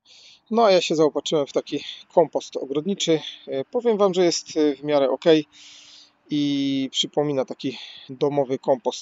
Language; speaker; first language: Polish; native; Polish